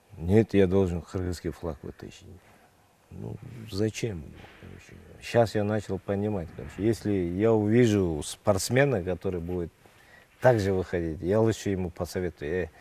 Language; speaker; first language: Russian; non-native, local second language; Kyrgyz